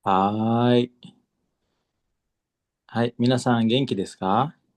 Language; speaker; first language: Japanese; non-native, fluent; Indonesian